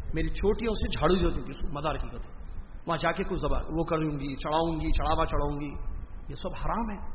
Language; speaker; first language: Urdu; native; Urdu